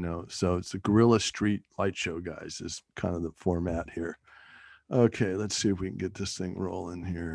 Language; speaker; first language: English; native; English